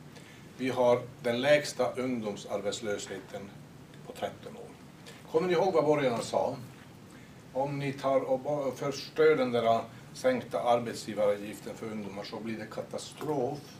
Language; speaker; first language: Swedish; native; Swedish